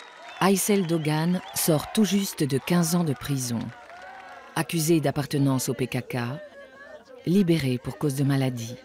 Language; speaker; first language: French; native; French